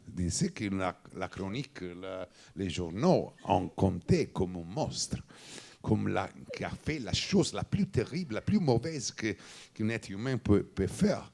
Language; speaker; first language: French; non-native, learner; Italian